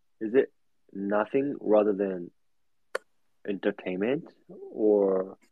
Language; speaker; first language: English; non-native, learner; Japanese